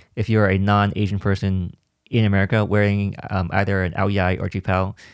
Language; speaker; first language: English; native; English